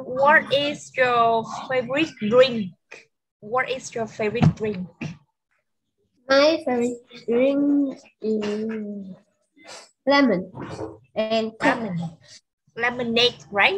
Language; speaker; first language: English; non-native, fluent; Vietnamese